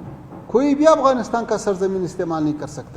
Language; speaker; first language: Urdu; non-native, fluent; Pashto